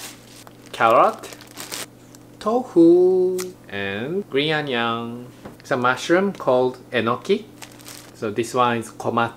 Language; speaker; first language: English; non-native, learner; Japanese